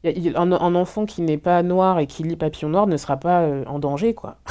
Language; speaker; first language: French; native; French